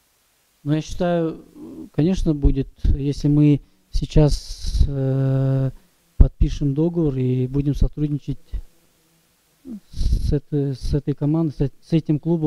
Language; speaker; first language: Russian; non-native, local second language; Kyrgyz